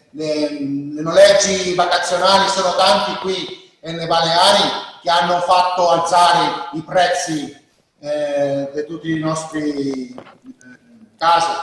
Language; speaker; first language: Italian; non-native, learner; Spanish